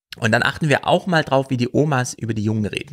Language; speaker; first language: German; native; German